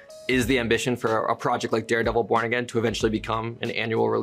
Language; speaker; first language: English; native; English